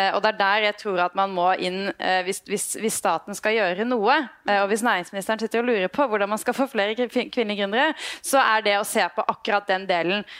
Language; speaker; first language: Norwegian; native; Norwegian